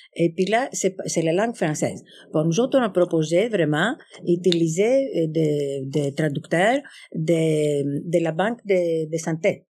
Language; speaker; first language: French; non-native, fluent; Greek